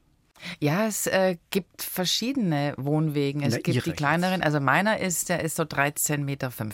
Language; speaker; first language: German; early bilingual, other home language; Italian